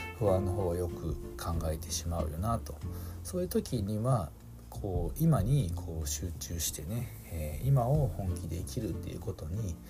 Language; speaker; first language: Japanese; native; Japanese